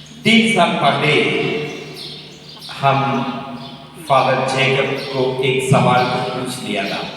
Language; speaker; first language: Hindi; non-native, local second language; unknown